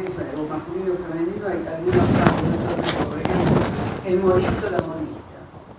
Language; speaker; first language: Spanish; native; Spanish